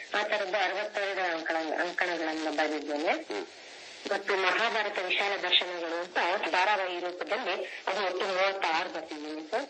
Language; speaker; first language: Kannada; non-native, local second language; Kodava